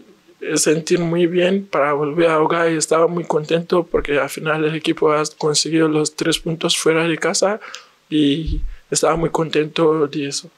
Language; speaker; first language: Spanish; non-native, learner; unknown